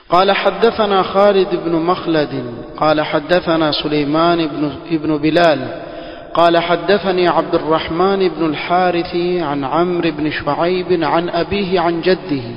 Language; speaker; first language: Arabic; non-native, fluent; Swahili